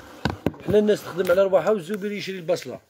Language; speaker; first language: Arabic; native; Arabic